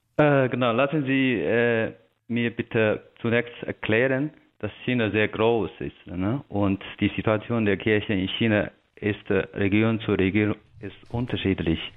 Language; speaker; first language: German; non-native, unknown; Chinese